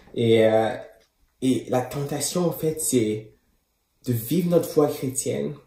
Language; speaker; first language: French; native; French